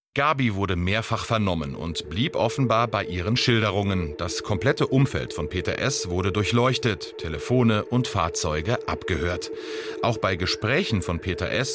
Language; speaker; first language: German; native; German